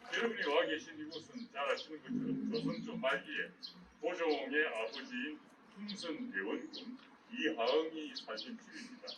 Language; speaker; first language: Korean; native; Korean